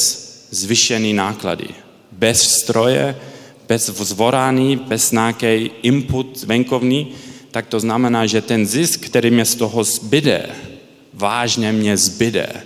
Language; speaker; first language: Czech; early bilingual, heritage; Czech